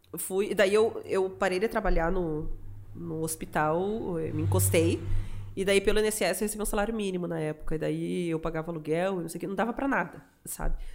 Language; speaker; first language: Portuguese; native; Portuguese